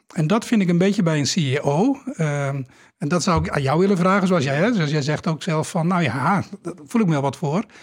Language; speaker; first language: Dutch; native; Dutch